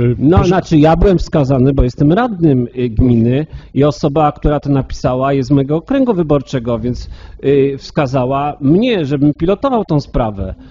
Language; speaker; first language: Polish; native; Polish